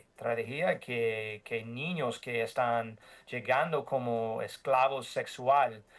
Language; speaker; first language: Spanish; non-native, learner; English